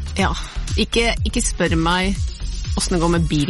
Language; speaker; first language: Norwegian; native; Norwegian